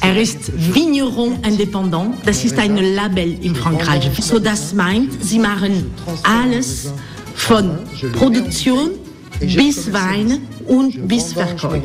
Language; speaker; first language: German; non-native, fluent; French